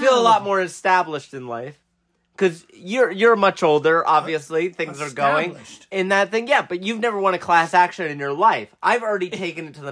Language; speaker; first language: English; native; English